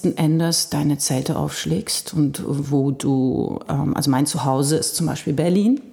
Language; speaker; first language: German; early bilingual, heritage; German